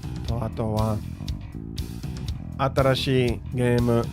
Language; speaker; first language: Japanese; non-native, learner; English